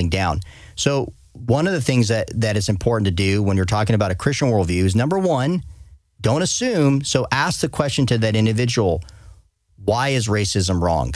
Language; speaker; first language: English; native; English